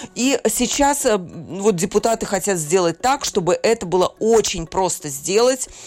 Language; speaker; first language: Russian; native; Russian